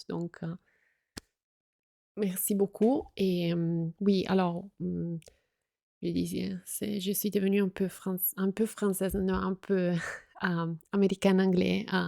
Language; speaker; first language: French; non-native, fluent; Italian